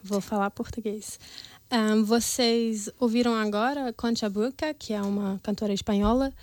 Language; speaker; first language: Portuguese; early bilingual, heritage; German